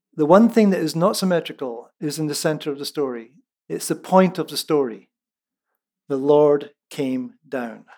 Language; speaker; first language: English; non-native, local second language; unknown